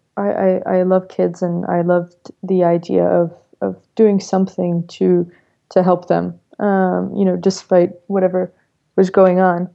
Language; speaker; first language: English; native; English